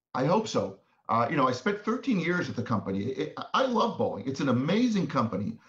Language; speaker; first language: English; non-native, fluent; Hebrew